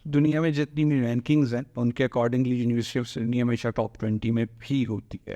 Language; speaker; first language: Urdu; native; Urdu